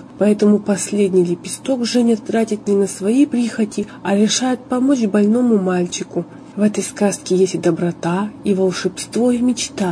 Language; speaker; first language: Russian; native; Russian